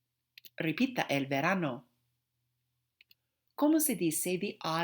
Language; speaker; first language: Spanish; non-native, fluent; English